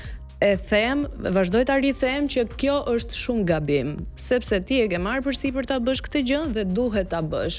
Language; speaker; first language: Albanian; native; Albanian